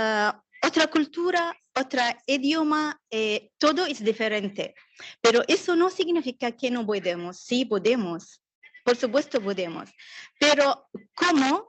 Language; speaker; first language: Spanish; non-native, learner; Arabic